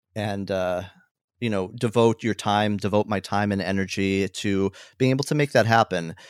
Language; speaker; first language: English; native; English